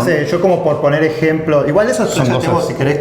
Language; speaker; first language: Spanish; native; Spanish